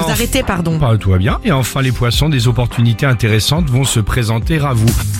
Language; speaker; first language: French; native; French